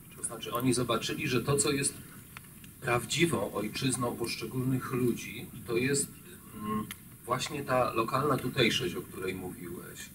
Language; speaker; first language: Polish; native; Polish